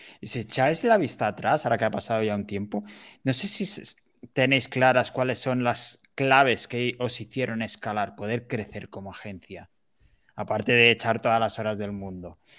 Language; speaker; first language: Spanish; native; Spanish